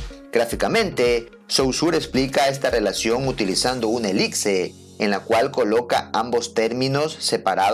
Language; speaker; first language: Spanish; native; Spanish